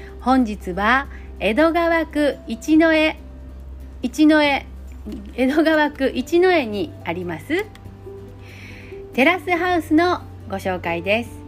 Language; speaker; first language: Japanese; native; Japanese